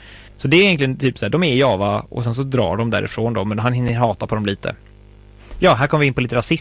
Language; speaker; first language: Swedish; native; Swedish